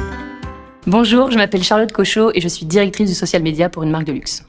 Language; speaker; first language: French; native; French